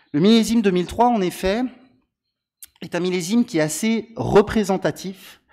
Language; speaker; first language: Italian; non-native, learner; French